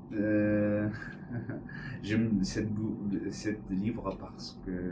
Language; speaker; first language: French; non-native, learner; English